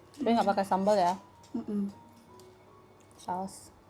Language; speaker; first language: Indonesian; native; Indonesian